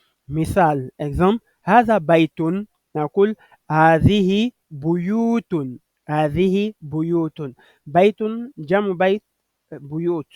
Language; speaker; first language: Arabic; non-native, fluent; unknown